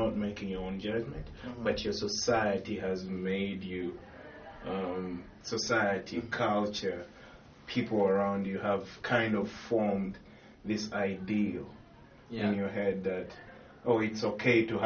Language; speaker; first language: English; non-native, local second language; Ganda